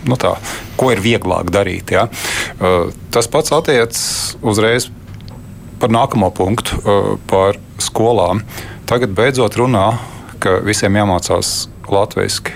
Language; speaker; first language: Latvian; native; Latvian